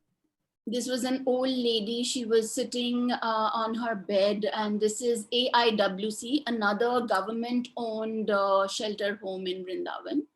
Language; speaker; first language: English; non-native, local second language; Hindi